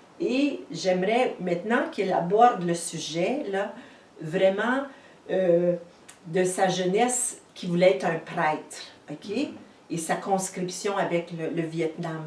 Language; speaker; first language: French; native; French